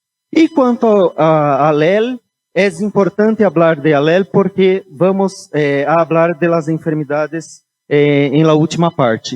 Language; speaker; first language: Spanish; non-native, fluent; Portuguese